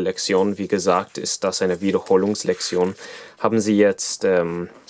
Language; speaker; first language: German; non-native, fluent; English